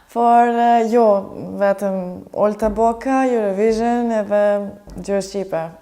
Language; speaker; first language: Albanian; non-native, fluent; Serbian